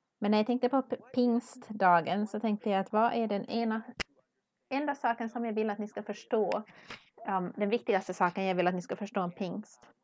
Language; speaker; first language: Swedish; non-native, learner; English